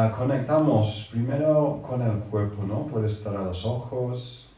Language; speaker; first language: Spanish; non-native, fluent; English